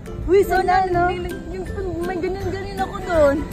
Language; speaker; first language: Filipino; non-native, local second language; Cebuano